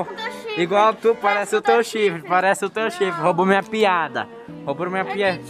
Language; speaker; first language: Portuguese; native; Portuguese